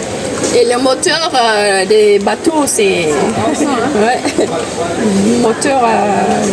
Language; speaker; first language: French; non-native, fluent; Thai